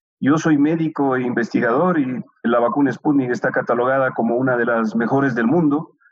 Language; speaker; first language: Spanish; native; Spanish